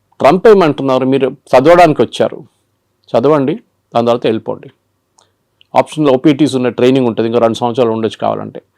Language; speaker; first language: Telugu; non-native, local second language; Malayalam